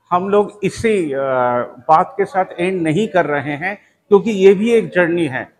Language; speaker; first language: Hindi; non-native, local second language; Bangla